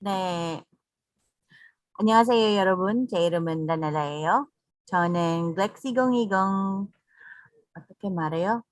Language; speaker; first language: Korean; non-native, learner; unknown